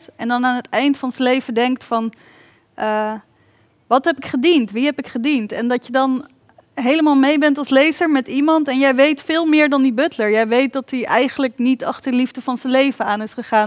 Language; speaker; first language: Dutch; native; Dutch